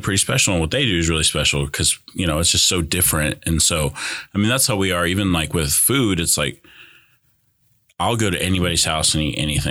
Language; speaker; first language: English; early bilingual, other home language; Spanish